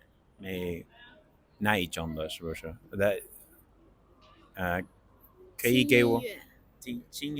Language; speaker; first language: Chinese; non-native, learner; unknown